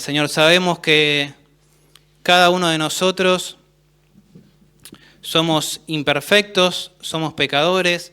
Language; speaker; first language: Spanish; native; Spanish